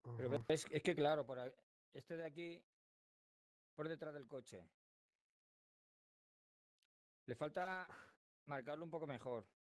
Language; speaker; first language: Spanish; native; Spanish